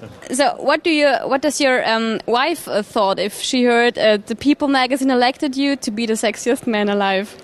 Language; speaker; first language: English; non-native, fluent; German